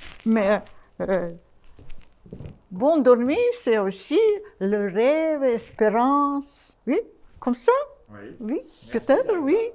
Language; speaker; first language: French; non-native, learner; Russian